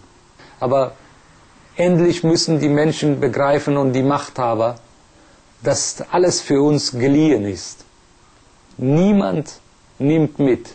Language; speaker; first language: German; non-native, fluent; Persian